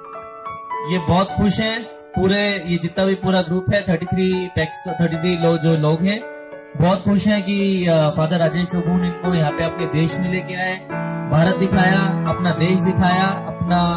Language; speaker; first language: Hindi; native; Hindi